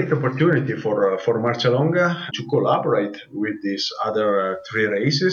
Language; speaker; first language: English; non-native, learner; Italian